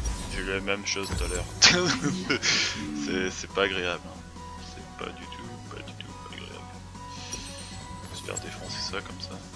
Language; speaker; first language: French; native; French